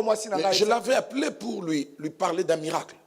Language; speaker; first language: French; non-native, local second language; Lingala